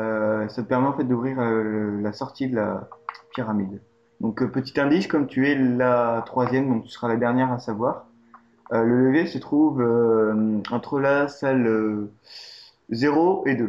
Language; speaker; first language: French; native; French